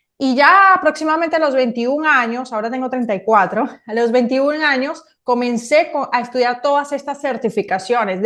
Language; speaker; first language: Spanish; native; Spanish